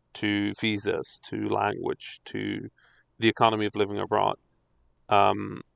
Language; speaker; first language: English; non-native, fluent; Dutch